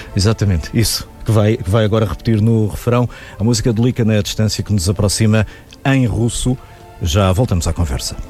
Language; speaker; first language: Portuguese; native; Portuguese